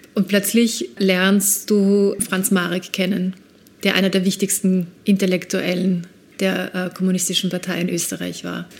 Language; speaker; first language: German; native; German